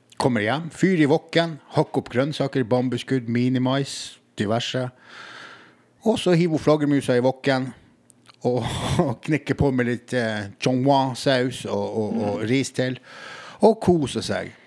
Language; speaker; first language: Norwegian; native; Norwegian